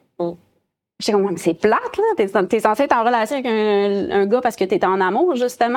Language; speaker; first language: French; native; French